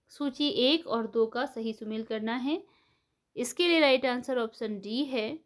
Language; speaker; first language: Hindi; native; Hindi